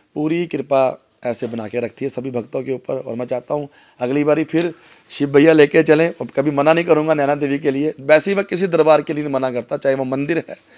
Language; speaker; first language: Hindi; non-native, local second language; Punjabi